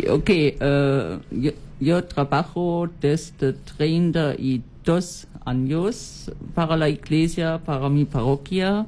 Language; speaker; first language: Spanish; non-native, learner; German